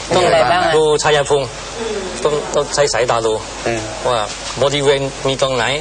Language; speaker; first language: Thai; non-native, learner; Chinese